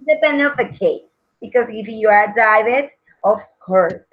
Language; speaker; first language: English; non-native, learner; Spanish